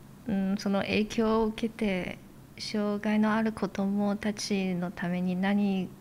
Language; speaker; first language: Japanese; non-native, fluent; Chinese